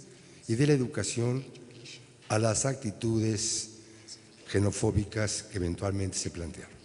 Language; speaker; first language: Spanish; native; Spanish